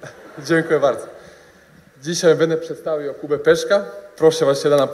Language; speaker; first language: Polish; non-native, learner; Serbian